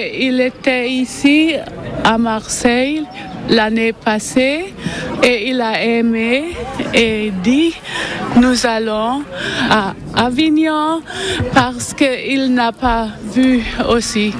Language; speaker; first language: French; non-native, learner; German